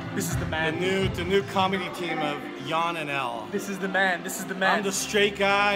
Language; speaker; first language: English; early bilingual, other home language; Chinese